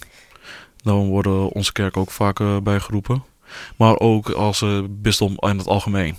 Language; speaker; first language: Dutch; early bilingual, other home language; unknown